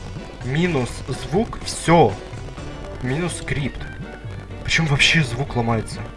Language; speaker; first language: Russian; native; Russian